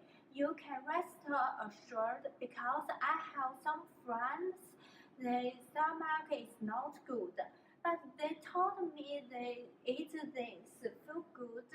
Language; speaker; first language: English; non-native, learner; Chinese